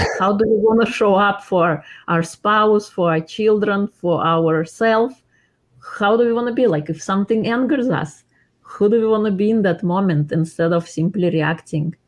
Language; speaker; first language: English; non-native, fluent; Russian